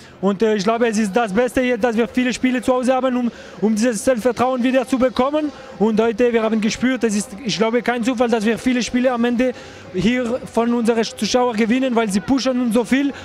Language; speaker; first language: German; non-native, local second language; French